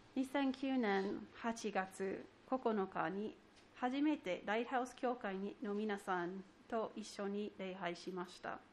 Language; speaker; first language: Japanese; non-native, fluent; English